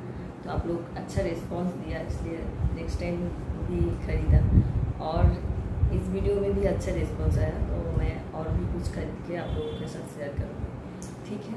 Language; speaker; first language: Hindi; non-native, local second language; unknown